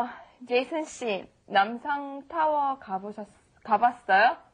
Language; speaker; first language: Korean; non-native, learner; English